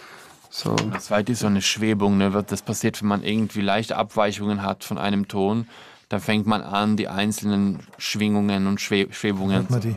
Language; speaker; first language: German; native; German